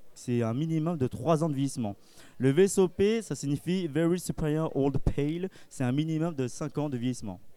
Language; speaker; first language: French; native; French